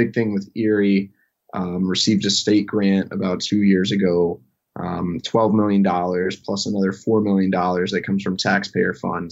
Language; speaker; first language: English; native; English